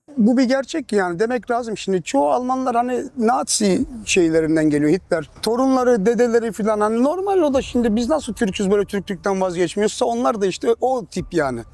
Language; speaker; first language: Turkish; early bilingual, heritage; Turkish